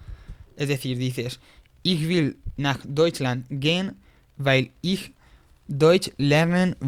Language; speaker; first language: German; non-native, fluent; Spanish